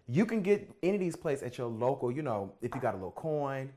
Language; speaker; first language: English; native; English